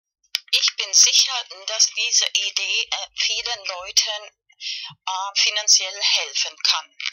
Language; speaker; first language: German; non-native, learner; Spanish